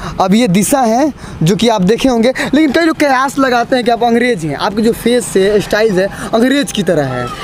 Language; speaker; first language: Hindi; native; Hindi